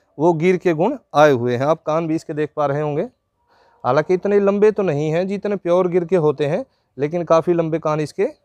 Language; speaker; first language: Hindi; native; Hindi